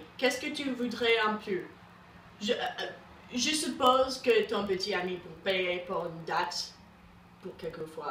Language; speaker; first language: French; non-native, learner; English